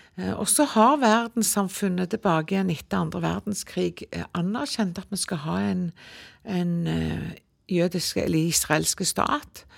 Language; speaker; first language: Norwegian; native; Norwegian